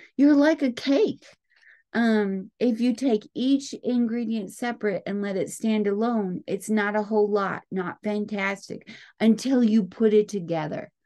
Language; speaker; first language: English; native; English